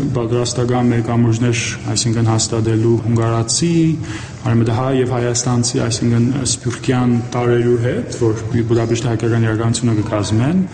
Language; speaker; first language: Armenian; early bilingual, heritage; Armenian